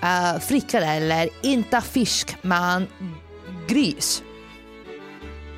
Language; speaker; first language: Swedish; non-native, learner; Danish